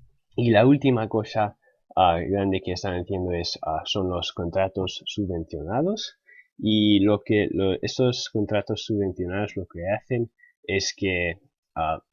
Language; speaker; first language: Spanish; non-native, fluent; English